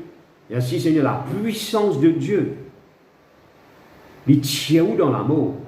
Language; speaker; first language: French; non-native, local second language; Morisyen